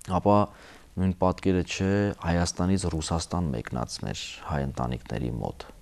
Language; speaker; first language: Armenian; native; Armenian